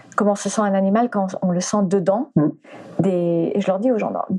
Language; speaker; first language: French; early bilingual, other home language; English